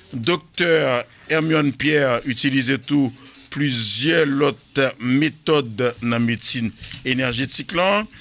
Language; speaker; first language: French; non-native, local second language; Haitian Creole